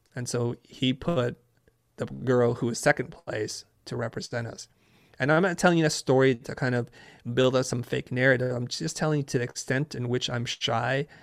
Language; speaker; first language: English; early bilingual, other home language; Vietnamese